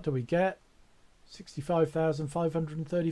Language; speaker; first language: English; native; English